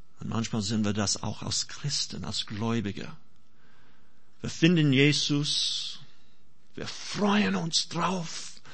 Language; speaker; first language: German; non-native, fluent; English